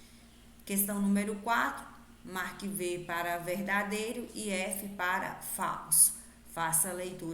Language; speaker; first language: Portuguese; native; Portuguese